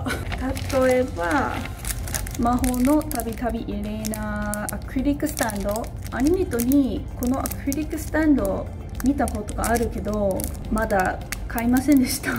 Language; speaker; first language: Japanese; non-native, learner; English